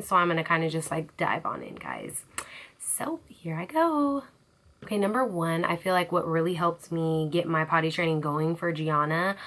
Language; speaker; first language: English; native; English